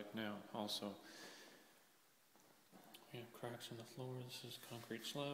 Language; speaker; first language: English; native; English